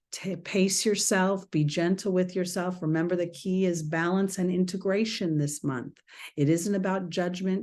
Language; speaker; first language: English; native; English